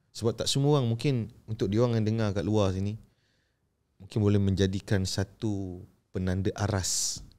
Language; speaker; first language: Malay; native; Malay